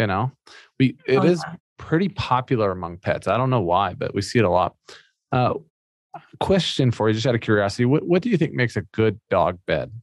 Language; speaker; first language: English; native; English